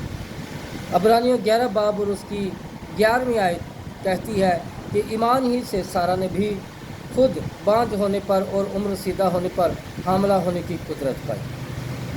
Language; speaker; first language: Urdu; native; Urdu